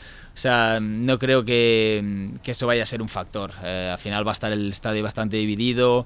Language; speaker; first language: Spanish; native; Spanish